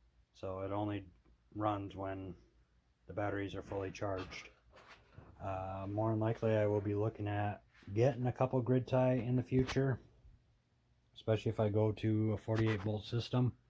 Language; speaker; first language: English; native; English